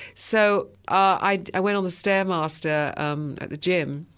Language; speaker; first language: English; early bilingual, other home language; French